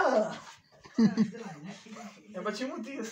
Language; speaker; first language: Russian; non-native, learner; Turkish